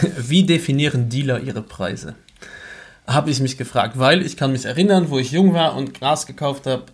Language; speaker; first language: German; native; German